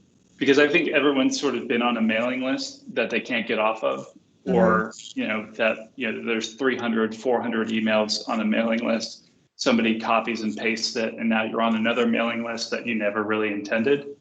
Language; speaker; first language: English; native; English